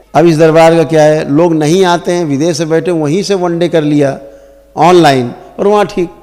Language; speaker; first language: Hindi; native; Hindi